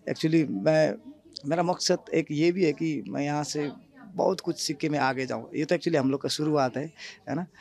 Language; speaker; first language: Hindi; non-native, local second language; Nepali